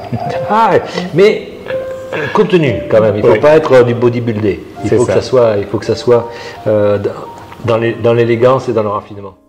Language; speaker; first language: French; native; French